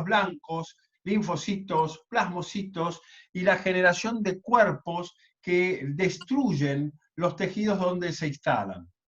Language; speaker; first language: Spanish; native; Spanish